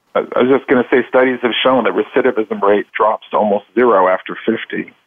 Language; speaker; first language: English; native; English